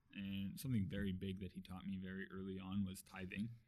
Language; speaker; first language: English; native; English